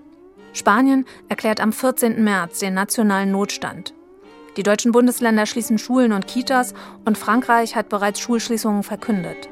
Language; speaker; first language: German; native; German